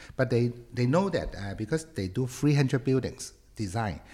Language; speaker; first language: English; non-native, local second language; Cantonese